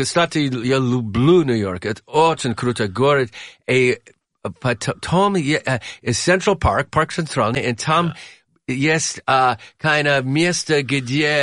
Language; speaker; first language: Russian; non-native, learner; English